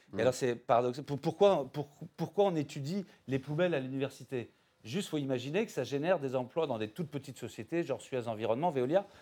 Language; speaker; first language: French; native; French